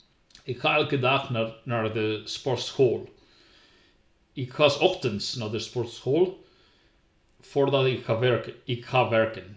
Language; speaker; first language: Dutch; non-native, learner; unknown